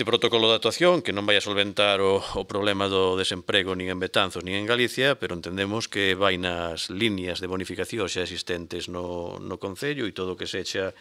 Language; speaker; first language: Galician; native; Galician